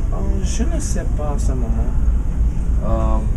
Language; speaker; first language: French; non-native, learner; English